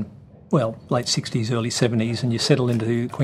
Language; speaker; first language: English; native; English